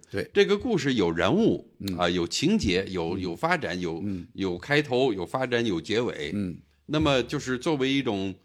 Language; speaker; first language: Chinese; non-native, fluent; English